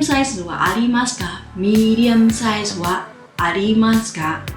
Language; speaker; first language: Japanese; non-native, fluent; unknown